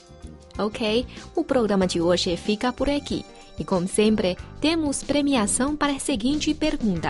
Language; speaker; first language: Portuguese; non-native, fluent; Chinese